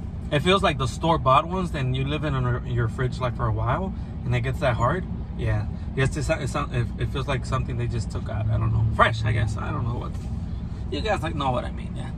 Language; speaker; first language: English; early bilingual, other home language; Spanish